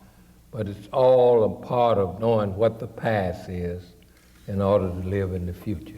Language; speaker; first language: English; native; English